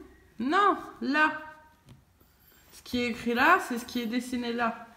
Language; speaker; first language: French; native; French